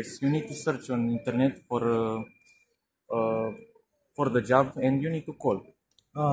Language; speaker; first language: English; non-native, fluent; Romanian